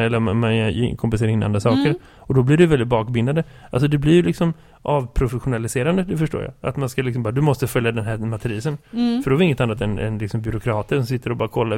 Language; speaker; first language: Swedish; native; Swedish